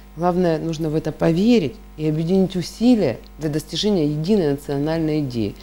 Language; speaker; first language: Russian; native; Russian